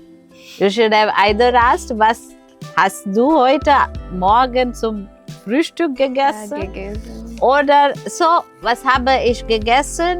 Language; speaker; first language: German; non-native, fluent; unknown